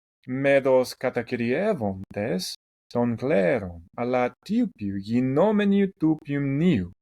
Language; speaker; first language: Greek; non-native, fluent; English